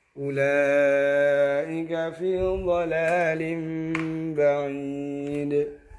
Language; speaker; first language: Arabic; non-native, learner; Indonesian